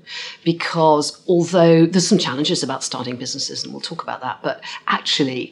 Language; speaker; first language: English; native; English